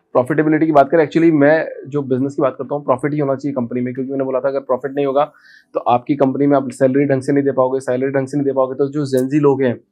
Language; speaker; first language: Hindi; native; Hindi